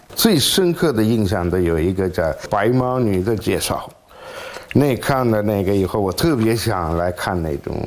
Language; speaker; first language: Chinese; non-native, fluent; Tamil